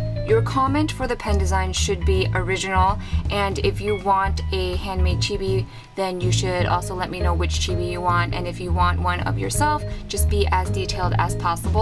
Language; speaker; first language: English; native; English